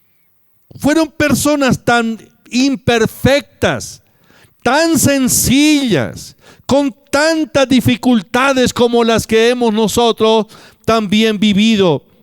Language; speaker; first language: Spanish; native; Spanish